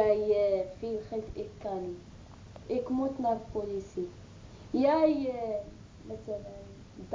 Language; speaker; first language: Dutch; non-native, learner; Arabic